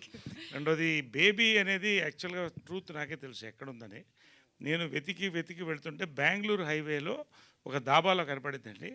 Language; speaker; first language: Telugu; native; Telugu